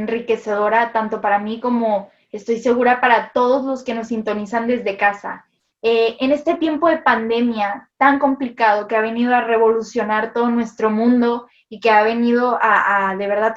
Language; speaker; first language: Spanish; native; Spanish